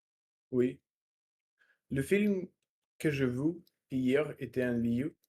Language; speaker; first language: French; non-native, learner; Russian